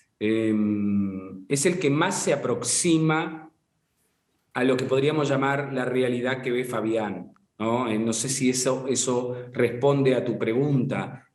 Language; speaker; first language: Spanish; non-native, local second language; Portuguese